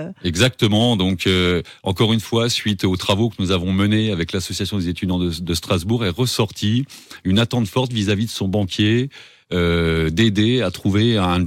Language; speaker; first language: French; native; French